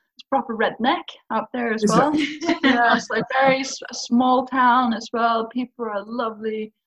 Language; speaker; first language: English; non-native, fluent; Faroese